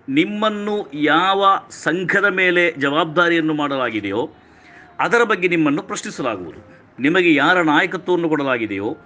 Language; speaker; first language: Kannada; non-native, local second language; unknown